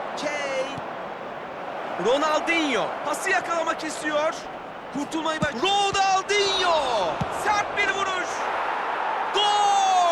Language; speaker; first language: Turkish; native; Turkish